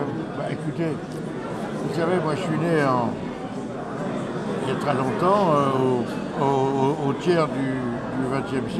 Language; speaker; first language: French; early bilingual, other home language; Yiddish